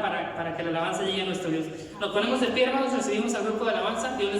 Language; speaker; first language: Spanish; native; Spanish